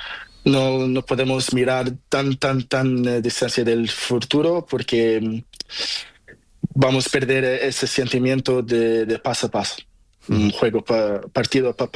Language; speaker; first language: Spanish; non-native, learner; Portuguese